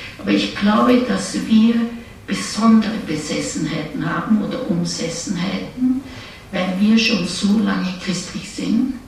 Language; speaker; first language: German; native; German